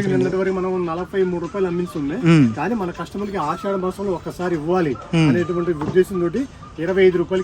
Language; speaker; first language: Telugu; native; Telugu